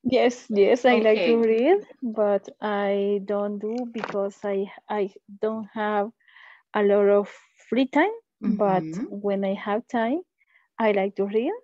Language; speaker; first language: English; non-native, learner; Spanish